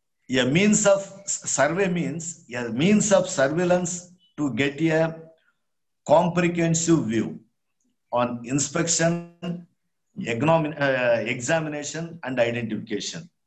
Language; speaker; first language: English; non-native, local second language; Tamil